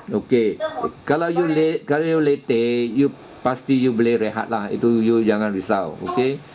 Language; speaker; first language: Malay; non-native, local second language; Chinese